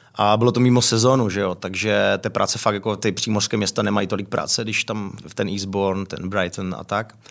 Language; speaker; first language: Czech; native; Czech